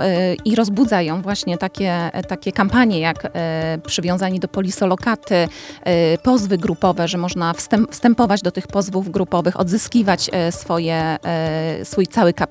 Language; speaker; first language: Polish; native; Polish